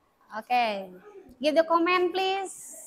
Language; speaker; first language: English; non-native, learner; Indonesian